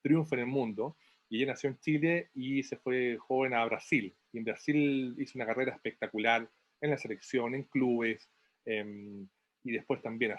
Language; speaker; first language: Spanish; native; Spanish